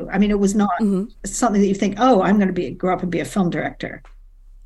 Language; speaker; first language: English; native; English